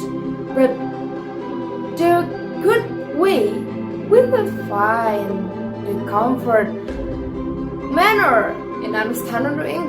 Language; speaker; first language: English; non-native, fluent; Indonesian